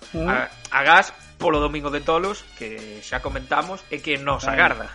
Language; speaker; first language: Galician; native; Galician